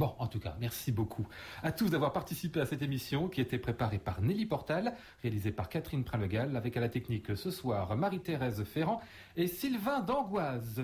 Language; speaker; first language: French; native; French